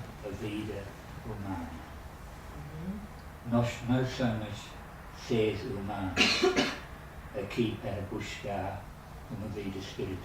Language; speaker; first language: Portuguese; non-native, fluent; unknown